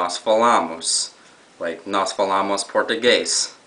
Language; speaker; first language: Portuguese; non-native, fluent; English